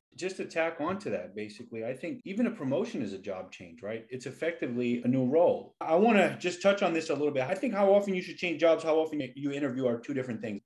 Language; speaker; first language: English; native; English